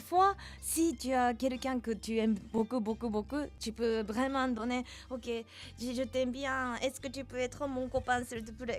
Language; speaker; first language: French; non-native, fluent; Japanese